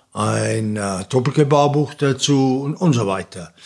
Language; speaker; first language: German; native; German